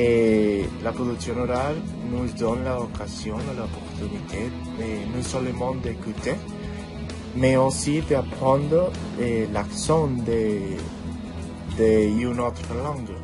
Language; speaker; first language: French; non-native, learner; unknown